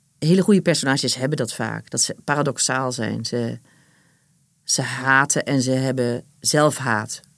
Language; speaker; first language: Dutch; native; Dutch